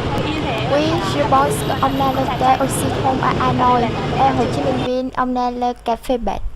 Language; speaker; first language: French; non-native, local second language; Vietnamese